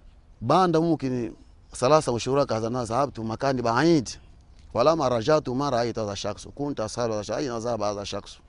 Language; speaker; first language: Arabic; non-native, learner; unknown